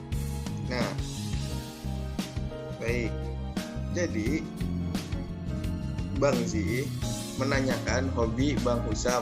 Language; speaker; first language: Indonesian; native; Indonesian